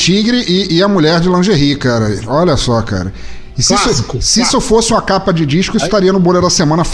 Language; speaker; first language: Portuguese; native; Portuguese